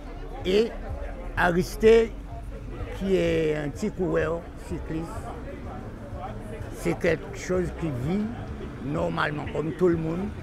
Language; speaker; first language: French; non-native, local second language; Guadeloupean Creole French